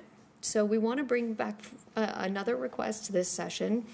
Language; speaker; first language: English; native; English